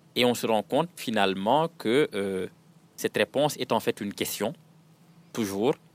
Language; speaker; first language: French; non-native, local second language; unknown